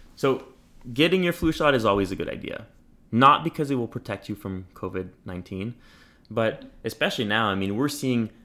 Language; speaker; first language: English; native; English